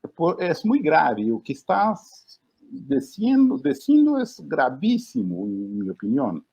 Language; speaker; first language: Spanish; non-native, fluent; Portuguese